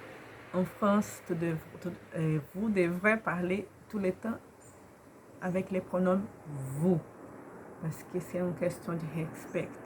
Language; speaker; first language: French; non-native, learner; Portuguese